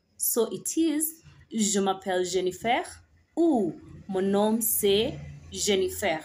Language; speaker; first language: French; non-native, learner; Swahili